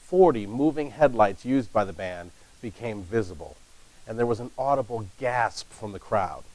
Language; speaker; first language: English; native; English